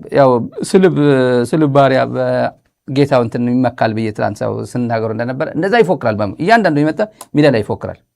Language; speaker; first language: Amharic; non-native, local second language; Tigrinya